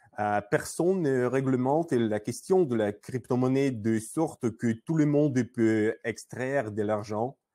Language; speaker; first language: French; non-native, learner; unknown